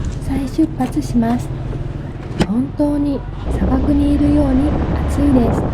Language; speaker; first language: Japanese; non-native, fluent; Vietnamese